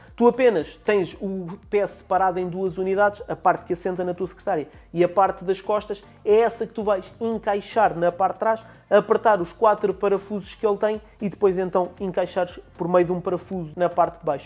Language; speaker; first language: Portuguese; native; Portuguese